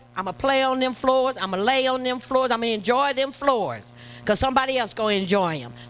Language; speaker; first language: English; native; English